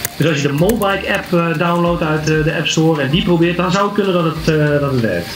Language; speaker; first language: Dutch; native; Dutch